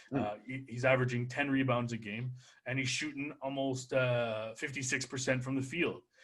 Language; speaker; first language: English; native; English